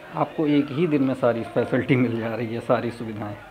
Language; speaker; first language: Hindi; native; Hindi